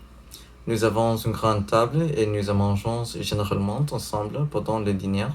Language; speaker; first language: French; non-native, learner; English